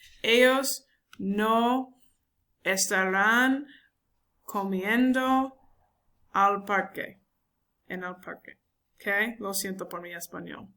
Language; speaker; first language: Spanish; non-native, learner; English